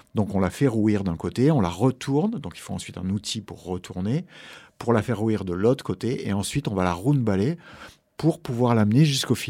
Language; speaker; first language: French; native; French